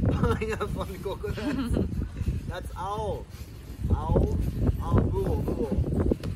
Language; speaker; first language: English; non-native, learner; Japanese